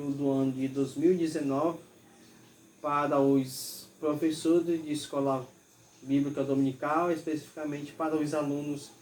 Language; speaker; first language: Portuguese; native; Portuguese